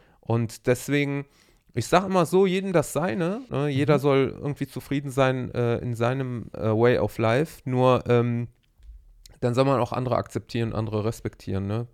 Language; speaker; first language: German; native; German